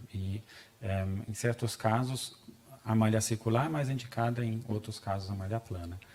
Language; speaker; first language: Portuguese; non-native, fluent; German